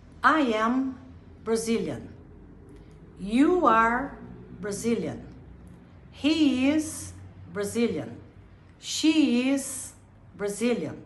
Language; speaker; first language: English; non-native, fluent; Portuguese